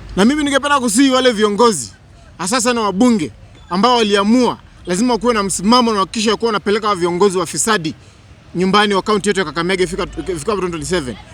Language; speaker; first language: Swahili; non-native, local second language; Luyia